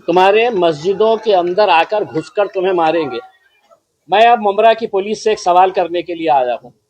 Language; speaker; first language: Hindi; non-native, local second language; Marathi